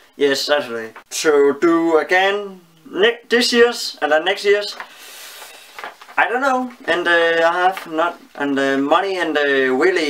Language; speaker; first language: English; non-native, learner; Danish